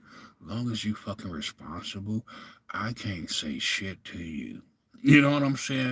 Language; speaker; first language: English; native; English